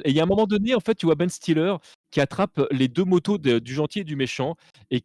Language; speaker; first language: French; native; French